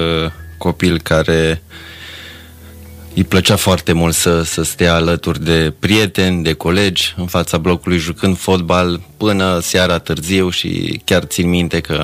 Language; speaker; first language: Romanian; native; Romanian